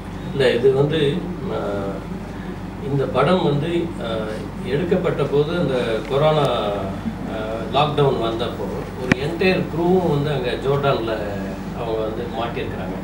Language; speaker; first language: Tamil; native; Tamil